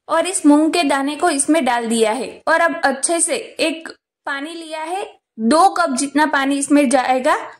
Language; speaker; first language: Hindi; non-native, local second language; Gujarati